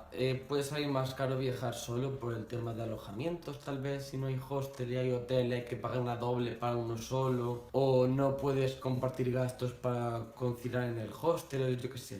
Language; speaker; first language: Spanish; native; Spanish